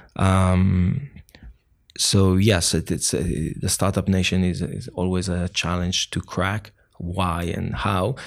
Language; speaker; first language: English; non-native, fluent; Hebrew